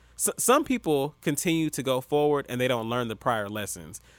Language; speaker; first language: English; native; English